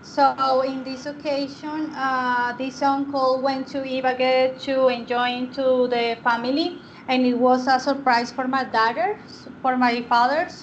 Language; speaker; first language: English; non-native, learner; Spanish